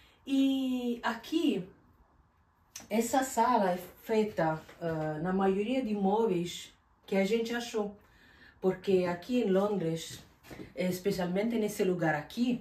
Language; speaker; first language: Portuguese; non-native, fluent; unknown